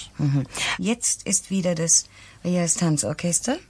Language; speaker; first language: German; native; German